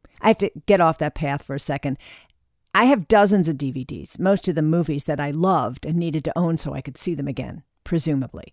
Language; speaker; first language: English; native; English